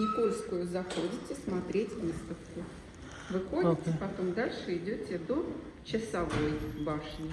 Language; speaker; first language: Russian; native; Russian